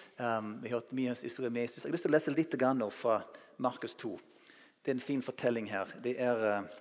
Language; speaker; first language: Norwegian; non-native, fluent; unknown